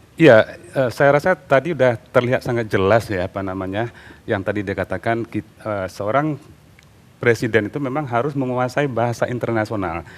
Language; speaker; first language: Indonesian; native; Indonesian